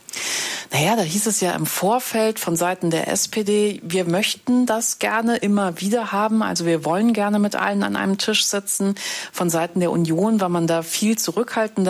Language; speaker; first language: German; native; German